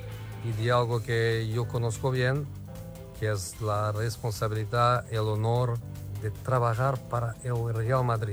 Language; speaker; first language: Spanish; non-native, fluent; Portuguese